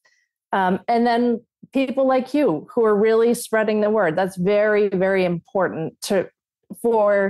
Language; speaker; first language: English; native; English